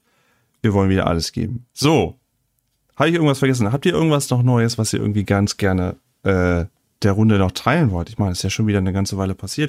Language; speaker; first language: German; native; German